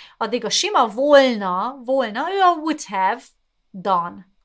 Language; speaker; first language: English; non-native, fluent; Hungarian